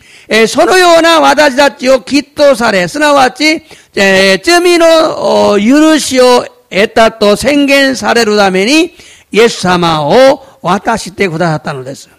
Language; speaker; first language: Japanese; non-native, fluent; Korean